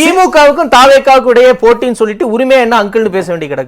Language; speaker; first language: Tamil; native; Tamil